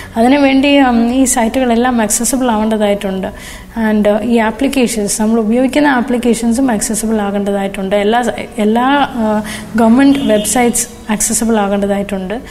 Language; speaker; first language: Malayalam; early bilingual, other home language; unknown